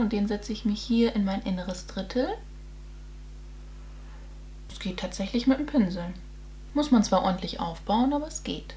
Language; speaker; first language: German; native; German